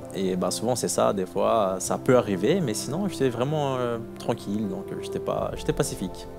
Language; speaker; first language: French; non-native, fluent; Portuguese